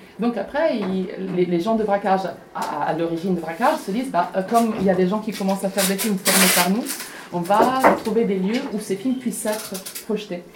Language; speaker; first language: French; non-native, fluent; Italian